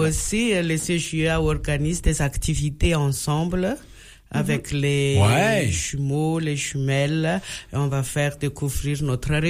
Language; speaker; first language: French; non-native, learner; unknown